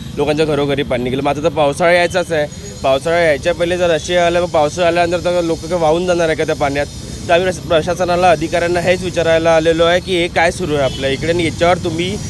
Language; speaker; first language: Marathi; native; Marathi